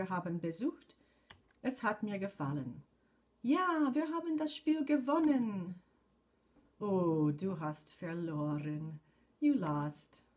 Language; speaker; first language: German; non-native, fluent; English